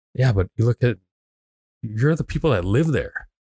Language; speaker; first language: English; non-native, local second language; Cantonese